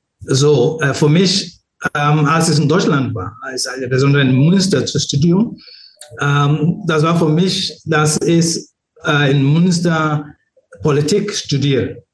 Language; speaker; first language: German; non-native, learner; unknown